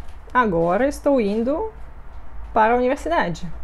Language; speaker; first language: Portuguese; non-native, fluent; Russian